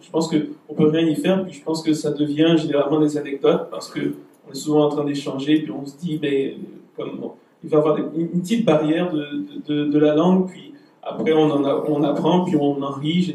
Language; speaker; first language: French; native; French